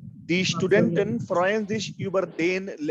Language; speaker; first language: German; non-native, fluent; Hindi